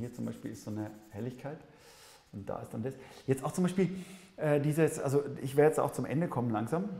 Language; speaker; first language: German; native; German